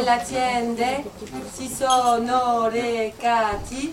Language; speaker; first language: Italian; non-native, fluent; French